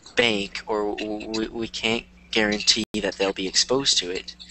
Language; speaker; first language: English; native; English